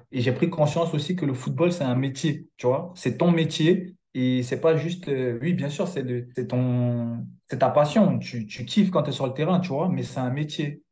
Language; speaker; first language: French; early bilingual, other home language; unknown